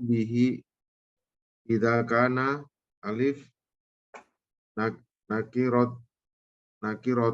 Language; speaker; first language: Arabic; non-native, learner; Indonesian